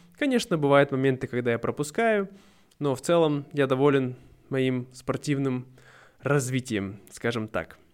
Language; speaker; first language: Russian; native; Russian